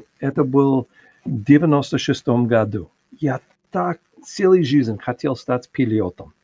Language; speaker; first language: Russian; non-native, learner; English